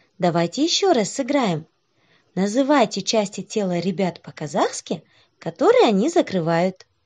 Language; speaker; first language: Russian; non-native, local second language; Kazakh